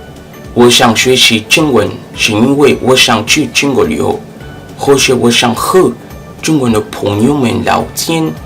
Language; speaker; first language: Chinese; non-native, learner; French